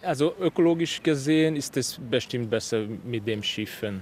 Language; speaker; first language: German; non-native, fluent; Hungarian